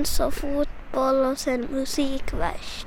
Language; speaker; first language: Swedish; early bilingual, other home language; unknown